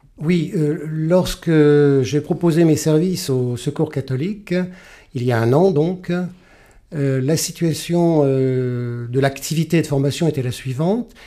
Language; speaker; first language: French; native; French